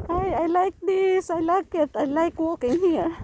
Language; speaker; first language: English; non-native, local second language; Filipino